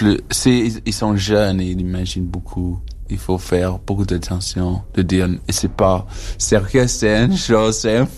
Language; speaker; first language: French; non-native, learner; English